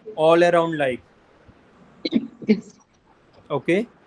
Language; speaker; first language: English; non-native, local second language; Hindi